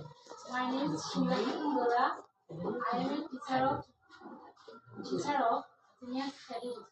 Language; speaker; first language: English; non-native, local second language; Bangla